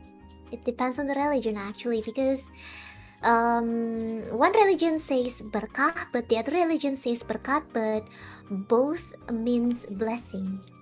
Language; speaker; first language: English; non-native, fluent; Indonesian